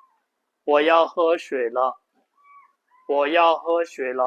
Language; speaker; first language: Chinese; non-native, fluent; Burmese